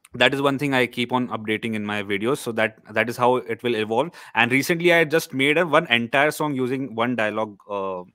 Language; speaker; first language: English; non-native, local second language; Marathi